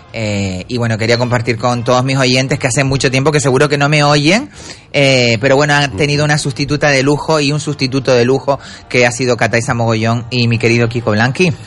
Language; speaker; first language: Spanish; native; Spanish